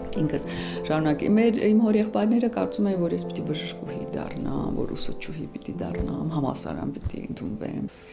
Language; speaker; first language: Armenian; native; Armenian